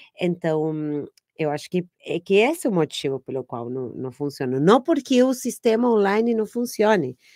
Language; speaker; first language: Portuguese; non-native, fluent; Spanish